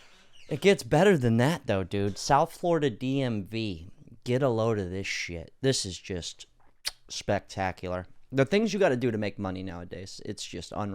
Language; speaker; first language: English; native; English